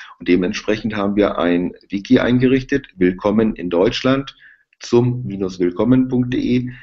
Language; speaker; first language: German; native; German